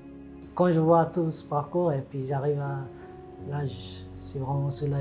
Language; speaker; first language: French; non-native, fluent; Tigrinya